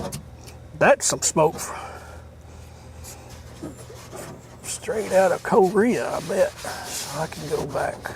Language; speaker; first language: English; native; English